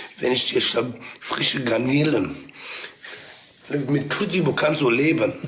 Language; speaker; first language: German; non-native, local second language; Kurdish